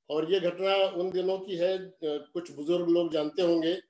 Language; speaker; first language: Hindi; native; Hindi